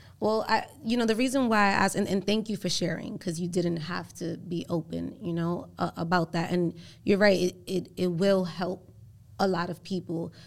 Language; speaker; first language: English; early bilingual, other home language; Spanish